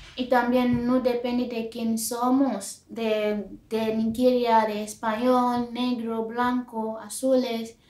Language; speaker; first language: Spanish; non-native, learner; Yoruba